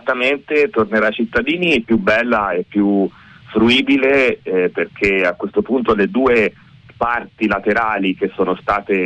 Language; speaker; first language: Italian; native; Italian